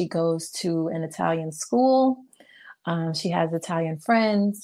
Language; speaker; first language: English; native; English